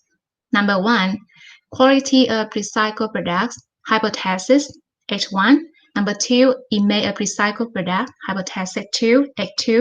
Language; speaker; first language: English; non-native, fluent; Vietnamese